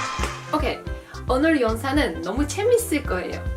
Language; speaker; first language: Korean; non-native, fluent; Azerbaijani